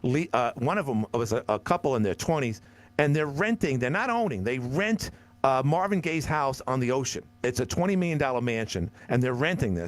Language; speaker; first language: English; native; English